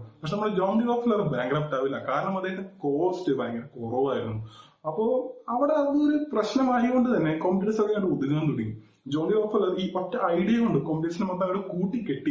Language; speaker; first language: Malayalam; native; Malayalam